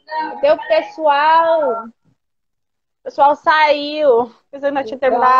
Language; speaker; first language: Portuguese; native; Portuguese